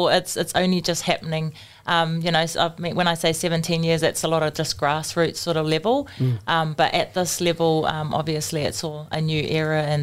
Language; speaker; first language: English; native; English